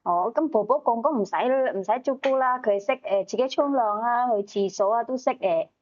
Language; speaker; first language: Cantonese; native; Cantonese